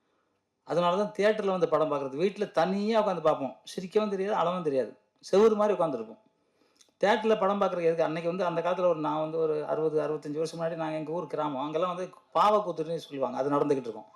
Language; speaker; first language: Tamil; native; Tamil